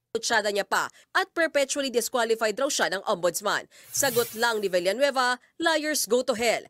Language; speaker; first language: Filipino; native; Filipino